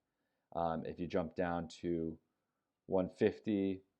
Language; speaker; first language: English; native; English